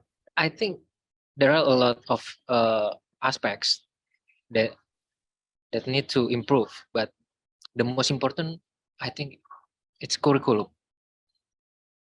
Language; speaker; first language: English; non-native, learner; Indonesian